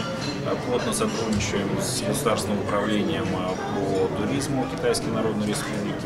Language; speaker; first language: Russian; native; Russian